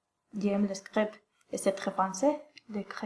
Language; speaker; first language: French; non-native, learner; Spanish